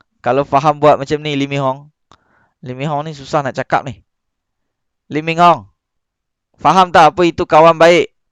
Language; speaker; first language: Malay; native; Malay